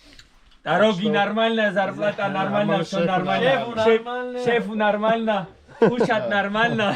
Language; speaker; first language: Russian; non-native, learner; Georgian